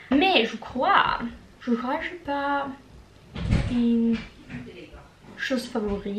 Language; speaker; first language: French; non-native, learner; Norwegian